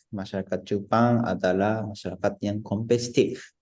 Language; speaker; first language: Indonesian; non-native, fluent; Japanese